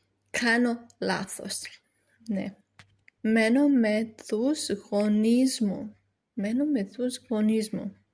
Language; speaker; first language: Greek; non-native, learner; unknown